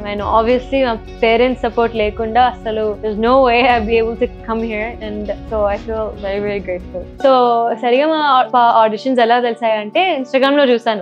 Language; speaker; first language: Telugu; early bilingual, heritage; Telugu